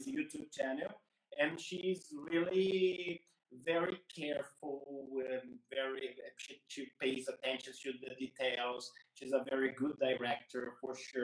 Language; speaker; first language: English; non-native, fluent; Portuguese